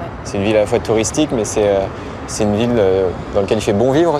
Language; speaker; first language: French; native; French